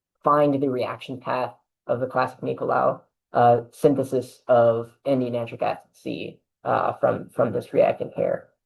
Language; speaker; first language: English; native; English